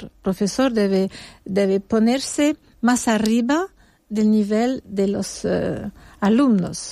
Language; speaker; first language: Spanish; non-native, fluent; French